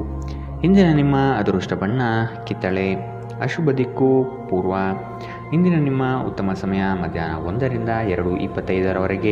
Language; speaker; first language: Kannada; native; Kannada